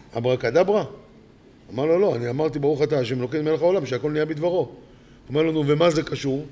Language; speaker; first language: Hebrew; native; Hebrew